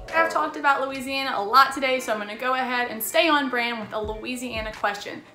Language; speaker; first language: English; native; English